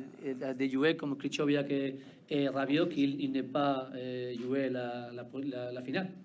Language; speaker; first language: French; non-native, learner; Spanish